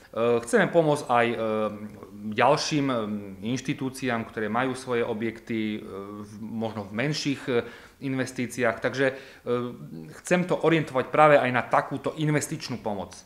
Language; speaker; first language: Slovak; native; Slovak